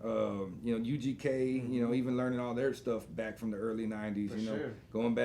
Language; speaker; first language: English; native; English